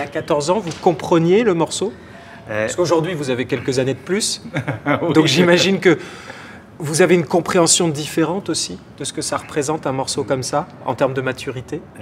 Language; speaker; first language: French; native; French